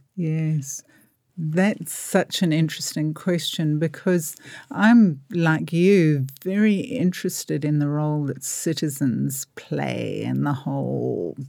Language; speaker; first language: English; native; English